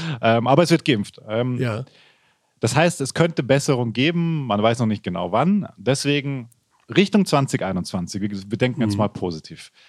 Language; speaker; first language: German; native; German